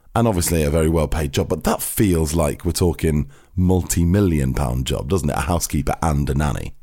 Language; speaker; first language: English; native; English